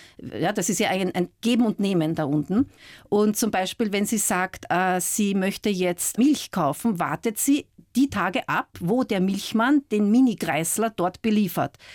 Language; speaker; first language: German; native; German